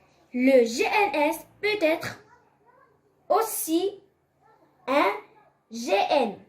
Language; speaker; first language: French; non-native, local second language; Arabic